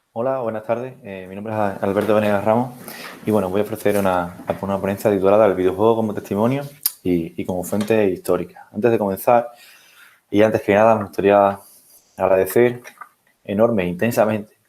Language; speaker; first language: Spanish; native; Spanish